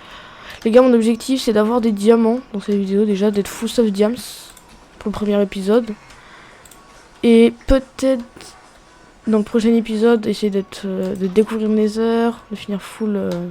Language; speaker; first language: French; native; French